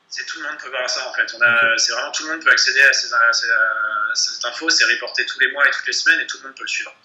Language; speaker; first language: French; native; French